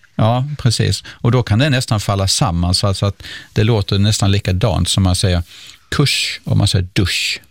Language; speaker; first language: Swedish; native; Swedish